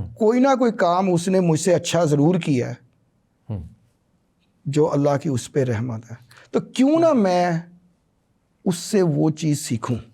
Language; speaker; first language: Urdu; non-native, local second language; Punjabi